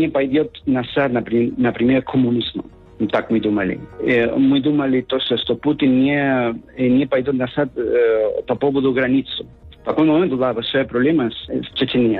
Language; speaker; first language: Russian; non-native, learner; Spanish